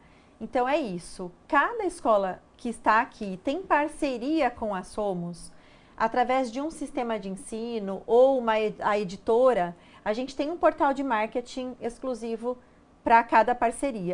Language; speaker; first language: Portuguese; native; Portuguese